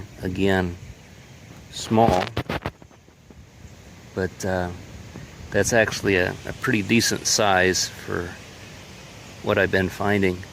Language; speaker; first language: English; native; English